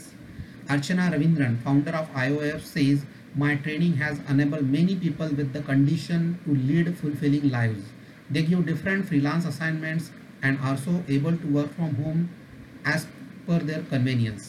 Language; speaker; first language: English; non-native, local second language; Marathi